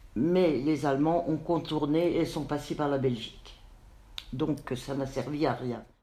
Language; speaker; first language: French; native; French